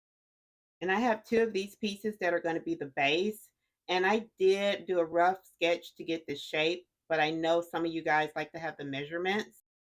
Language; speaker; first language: English; native; English